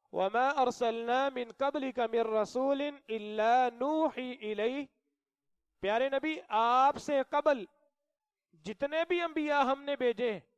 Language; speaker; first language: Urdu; non-native, local second language; Punjabi